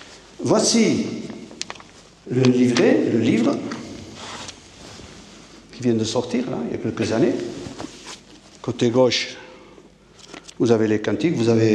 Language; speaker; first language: French; native; French